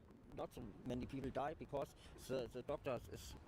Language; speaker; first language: English; non-native, learner; German